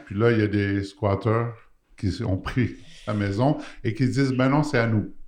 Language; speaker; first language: French; native; French